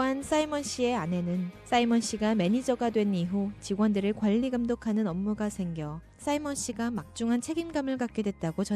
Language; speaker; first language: Korean; native; Korean